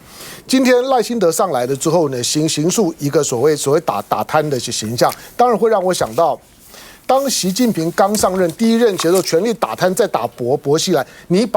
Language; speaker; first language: Chinese; native; Chinese